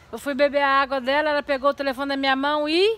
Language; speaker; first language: Portuguese; native; Portuguese